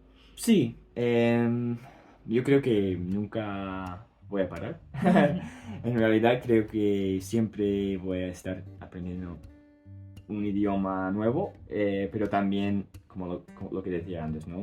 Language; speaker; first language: Spanish; non-native, fluent; English